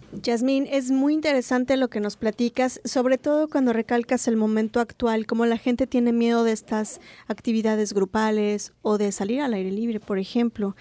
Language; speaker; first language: Spanish; native; Spanish